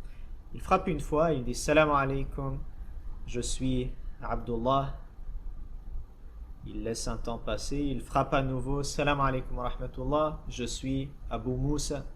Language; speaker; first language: French; native; French